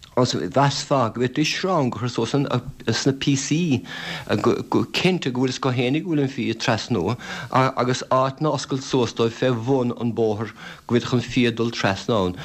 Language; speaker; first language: Irish; native; Irish